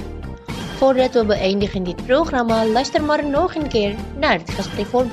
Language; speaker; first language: Dutch; non-native, learner; Indonesian